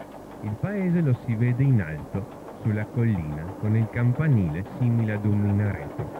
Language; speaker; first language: Italian; native; Italian